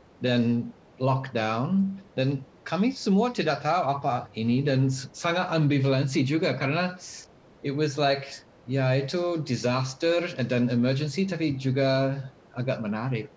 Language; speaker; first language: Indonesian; non-native, fluent; English